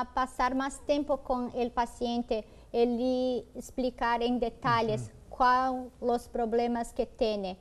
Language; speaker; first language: Spanish; non-native, learner; Portuguese